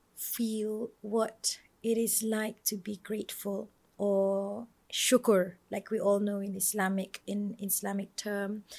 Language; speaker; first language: English; non-native, local second language; Malay